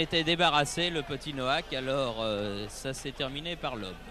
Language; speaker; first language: French; native; French